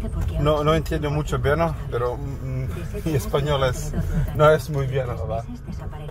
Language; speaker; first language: Spanish; non-native, learner; English